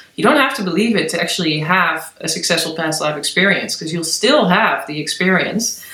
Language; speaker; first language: English; non-native, fluent; Dutch